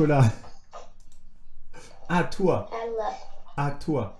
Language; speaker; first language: French; native; French